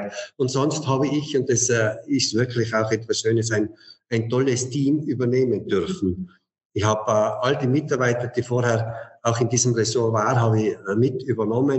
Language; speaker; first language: German; native; German